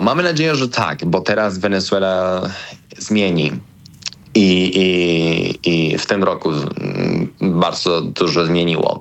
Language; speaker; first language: Polish; non-native, learner; Spanish